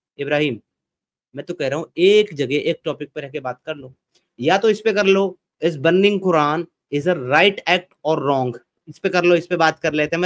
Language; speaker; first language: Hindi; native; Hindi